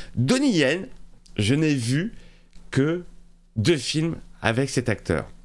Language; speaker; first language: French; native; French